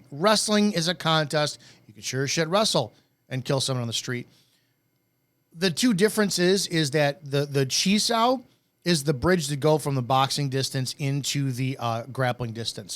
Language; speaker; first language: English; native; English